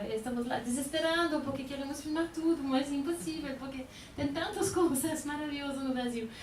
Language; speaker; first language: Portuguese; non-native, fluent; French